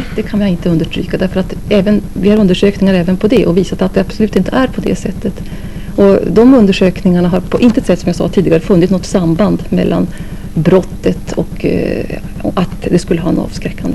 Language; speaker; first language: Swedish; native; Swedish